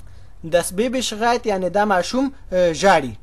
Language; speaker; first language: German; non-native, fluent; Pashto